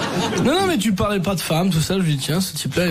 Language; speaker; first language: French; native; French